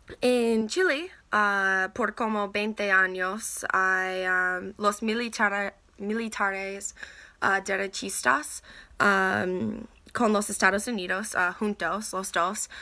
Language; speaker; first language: Spanish; non-native, learner; English